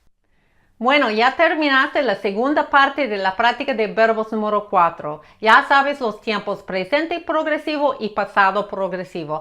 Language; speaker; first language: Spanish; non-native, fluent; English